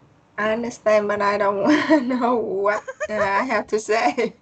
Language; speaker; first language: English; non-native, learner; Vietnamese